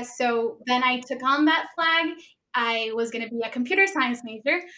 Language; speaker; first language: English; early bilingual, other home language; Spanish